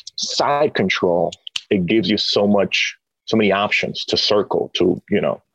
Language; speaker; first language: English; early bilingual, other home language; Spanish